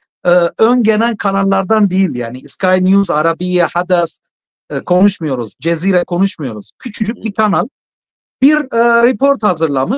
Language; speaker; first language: Turkish; non-native, fluent; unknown